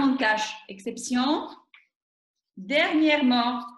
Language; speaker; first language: French; non-native, fluent; Slovak